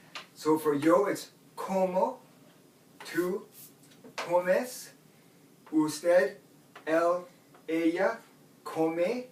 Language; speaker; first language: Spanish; non-native, fluent; English